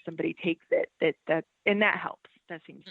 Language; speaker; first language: English; native; English